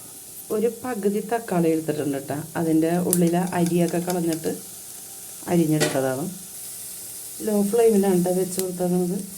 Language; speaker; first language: Malayalam; native; Malayalam